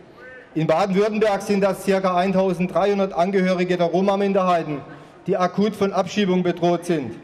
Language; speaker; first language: German; native; German